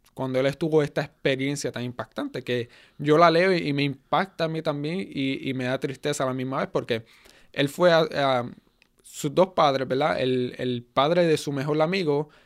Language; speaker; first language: Spanish; early bilingual, heritage; Spanish